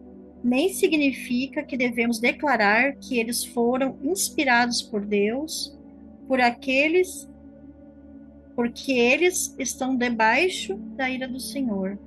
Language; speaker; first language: Portuguese; native; Portuguese